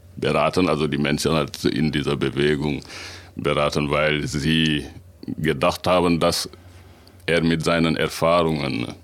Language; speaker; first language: German; non-native, fluent; Wolof